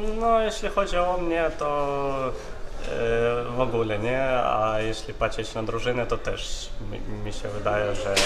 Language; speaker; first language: Polish; non-native, fluent; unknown